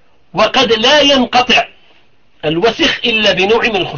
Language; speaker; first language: Arabic; non-native, fluent; French